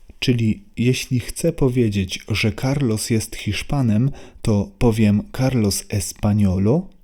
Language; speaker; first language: Polish; native; Polish